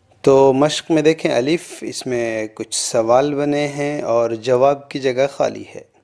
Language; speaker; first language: Urdu; native; Urdu